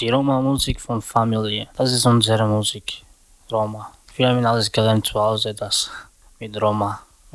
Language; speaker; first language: German; non-native, learner; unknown